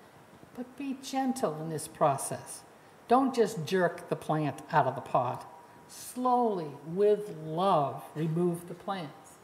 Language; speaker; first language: English; native; English